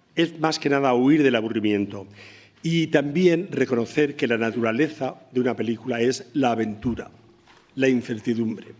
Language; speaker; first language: Spanish; native; Spanish